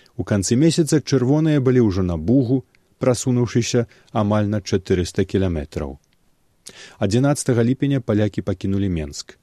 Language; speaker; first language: Belarusian; native; Belarusian